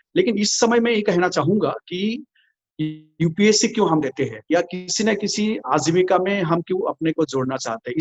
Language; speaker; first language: Hindi; non-native, local second language; Assamese